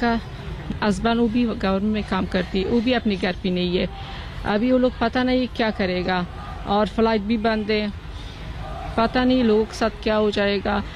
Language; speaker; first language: Hindi; non-native, learner; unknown